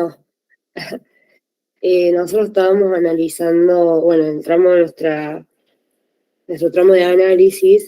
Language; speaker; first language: Spanish; native; Spanish